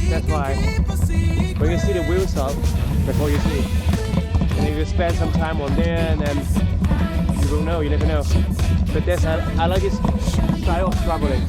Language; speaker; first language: English; non-native, learner; Cantonese